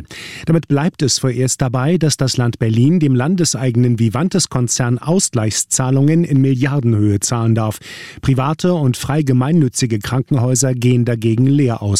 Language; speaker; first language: German; native; German